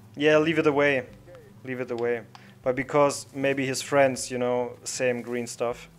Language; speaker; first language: English; non-native, learner; German